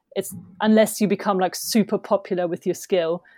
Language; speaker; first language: English; non-native, fluent; German